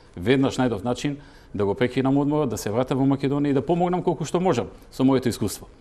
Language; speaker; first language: Macedonian; native; Macedonian